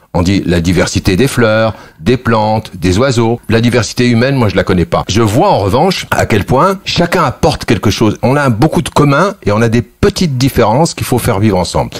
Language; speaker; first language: French; early bilingual, other home language; Kabyle